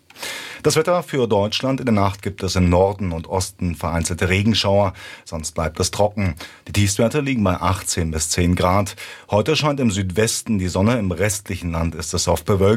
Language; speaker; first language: German; native; German